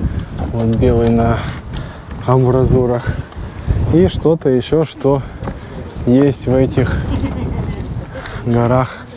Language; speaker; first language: Russian; native; Russian